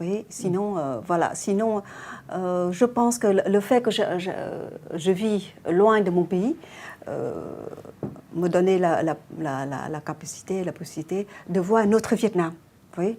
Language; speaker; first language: French; non-native, fluent; Vietnamese